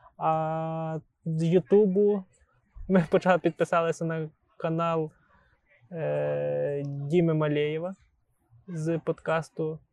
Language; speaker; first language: Ukrainian; native; Ukrainian